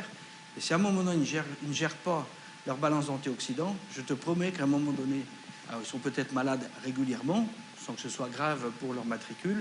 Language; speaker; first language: French; native; French